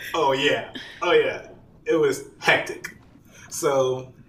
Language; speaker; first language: English; native; English